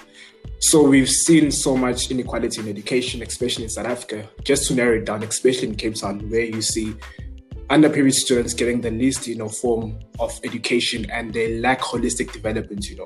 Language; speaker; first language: English; non-native, local second language; Zulu